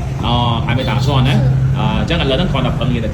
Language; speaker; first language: Chinese; non-native, fluent; Khmer